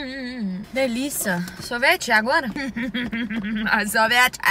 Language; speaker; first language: Portuguese; non-native, learner; English